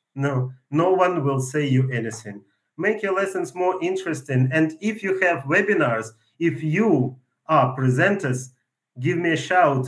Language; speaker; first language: English; non-native, fluent; Ukrainian